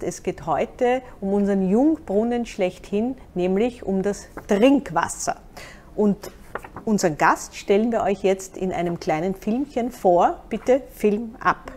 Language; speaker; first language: German; native; German